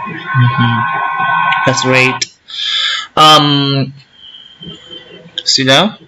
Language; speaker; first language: English; non-native, learner; Vietnamese